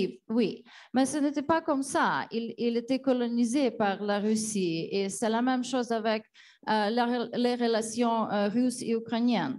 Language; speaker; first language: French; non-native, fluent; Ukrainian